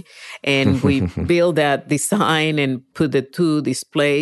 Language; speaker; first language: English; non-native, fluent; Spanish